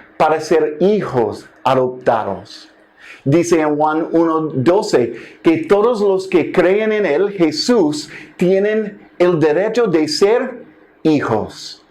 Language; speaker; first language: Spanish; non-native, fluent; English